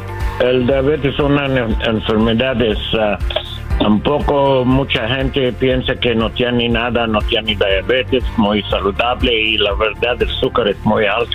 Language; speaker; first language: Spanish; non-native, learner; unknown